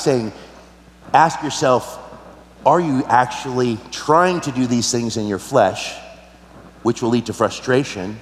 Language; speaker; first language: English; native; English